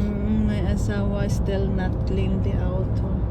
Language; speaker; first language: English; non-native, local second language; Waray